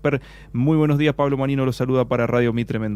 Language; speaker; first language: Spanish; native; Spanish